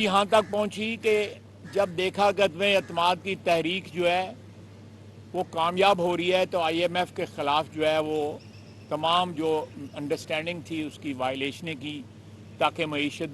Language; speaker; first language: Urdu; non-native, local second language; Punjabi